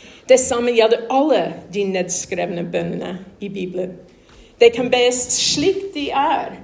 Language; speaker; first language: Norwegian; non-native, fluent; English